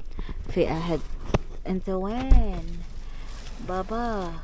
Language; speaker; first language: Arabic; non-native, learner; Filipino